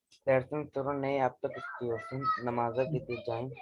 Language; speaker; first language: Turkish; non-native, learner; Urdu